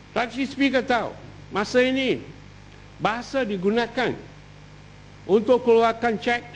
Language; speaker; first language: Malay; non-native, local second language; Tamil